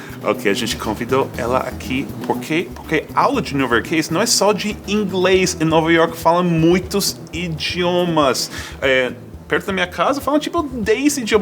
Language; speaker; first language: Portuguese; non-native, fluent; English